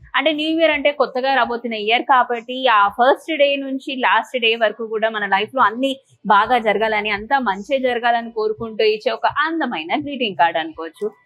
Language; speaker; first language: Telugu; native; Telugu